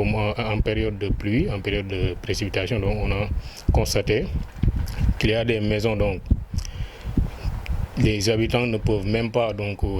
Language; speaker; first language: French; non-native, local second language; Wolof